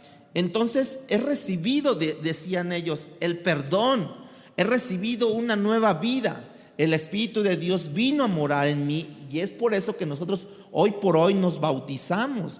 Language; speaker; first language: Spanish; native; Spanish